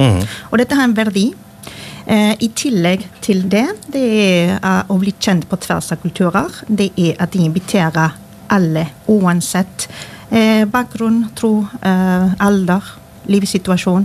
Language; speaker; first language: Norwegian; non-native, fluent; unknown